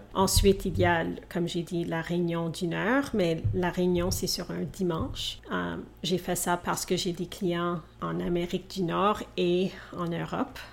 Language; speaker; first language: French; non-native, local second language; English